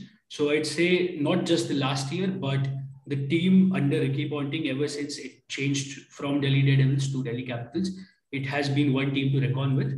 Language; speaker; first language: English; non-native, local second language; Hindi